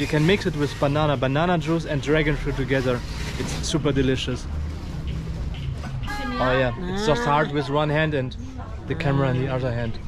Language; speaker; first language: English; non-native, fluent; German